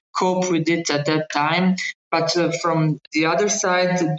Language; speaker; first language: English; non-native, fluent; Bosnian